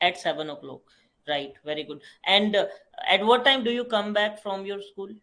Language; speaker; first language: English; non-native, local second language; Hindi